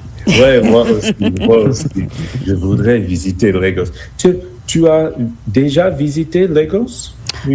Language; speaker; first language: French; non-native, fluent; English